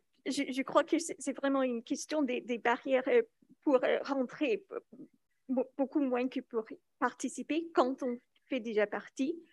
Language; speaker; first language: French; non-native, local second language; English